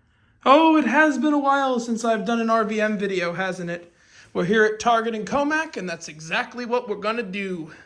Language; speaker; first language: English; native; English